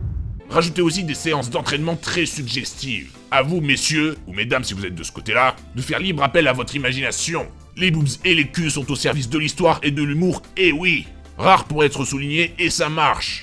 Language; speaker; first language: French; native; French